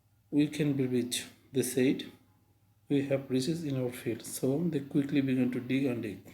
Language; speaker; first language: English; non-native, local second language; Bangla